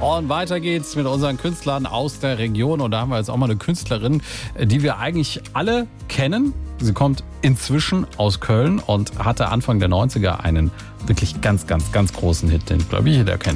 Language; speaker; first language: German; native; German